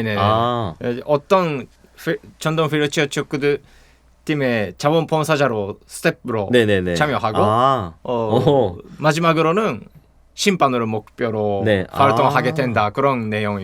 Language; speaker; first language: Korean; non-native, fluent; Japanese